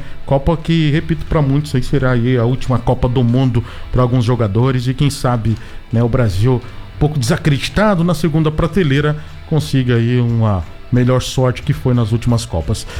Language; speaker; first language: Portuguese; native; Portuguese